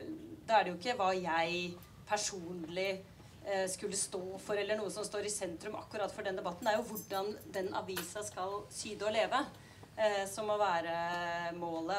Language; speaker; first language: Norwegian; native; Norwegian